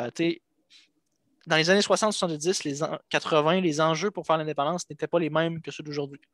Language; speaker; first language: French; native; French